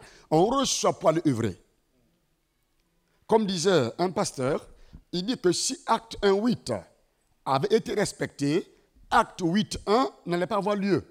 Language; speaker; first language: French; non-native, local second language; Mossi